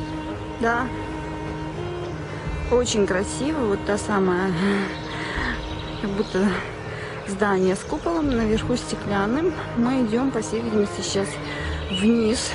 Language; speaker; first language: Russian; native; Russian